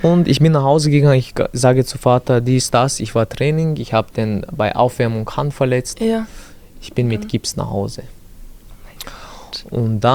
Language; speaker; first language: German; non-native, learner; Chechen